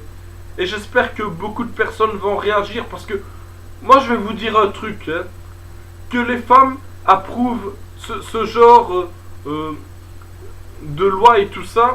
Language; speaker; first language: French; native; French